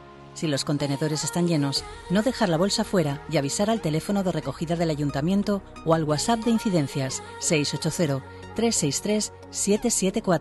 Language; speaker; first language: Spanish; native; Spanish